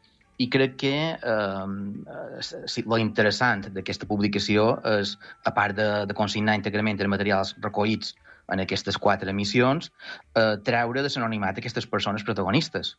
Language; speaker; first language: Catalan; native; Catalan